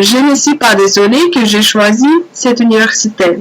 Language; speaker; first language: French; non-native, learner; Russian